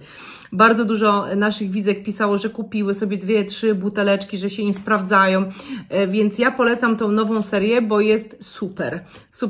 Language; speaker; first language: Polish; native; Polish